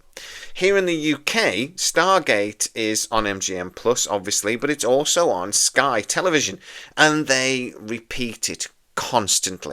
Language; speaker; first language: English; native; English